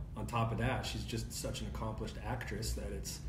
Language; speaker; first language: English; native; English